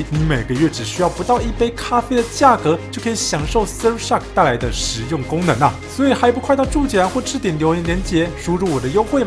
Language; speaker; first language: Chinese; native; Chinese